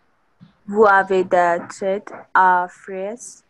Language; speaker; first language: French; non-native, learner; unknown